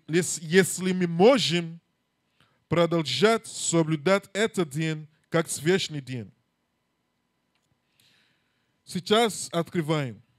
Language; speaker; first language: Russian; non-native, learner; English